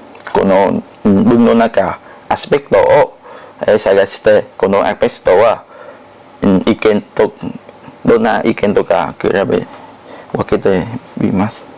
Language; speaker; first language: Japanese; non-native, learner; Thai